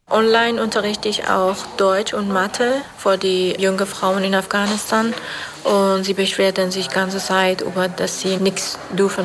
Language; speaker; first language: German; non-native, fluent; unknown